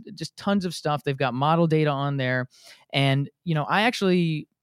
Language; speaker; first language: English; native; English